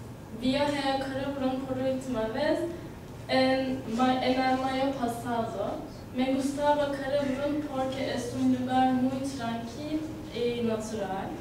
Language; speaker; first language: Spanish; non-native, learner; Turkish